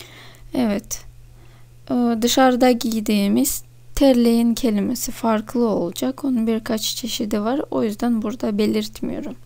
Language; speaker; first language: Turkish; non-native, fluent; Russian